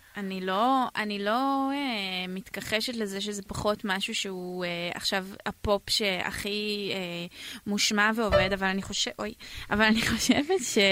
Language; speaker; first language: Hebrew; native; Hebrew